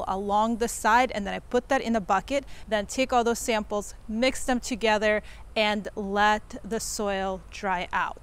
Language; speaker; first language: English; native; English